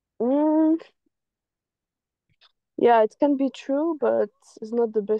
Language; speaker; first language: English; non-native, fluent; French